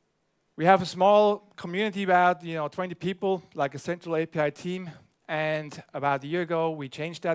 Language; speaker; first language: English; non-native, fluent; German